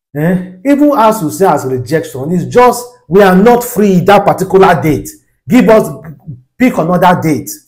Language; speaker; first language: English; non-native, local second language; Yoruba